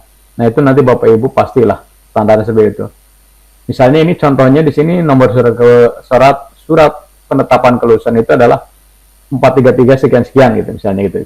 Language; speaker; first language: Indonesian; native; Indonesian